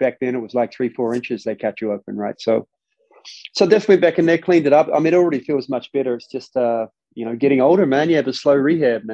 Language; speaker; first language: English; native; English